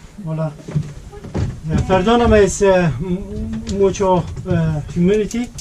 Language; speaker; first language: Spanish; non-native, learner; Turkish